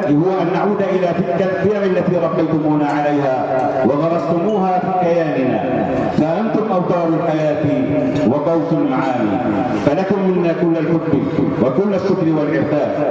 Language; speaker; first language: Arabic; native; Arabic